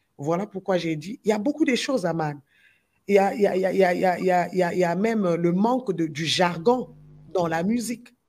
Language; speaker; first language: French; non-native, local second language; Lingala